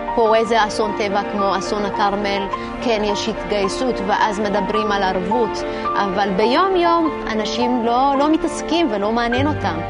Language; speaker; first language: Hebrew; non-native, fluent; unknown